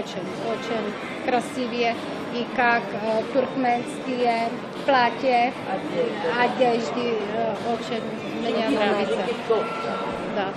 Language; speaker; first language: Russian; non-native, learner; Czech